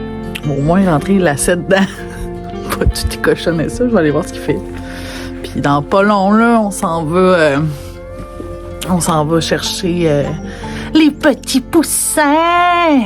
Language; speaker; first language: French; native; French